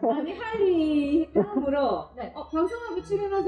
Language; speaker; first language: Korean; native; Korean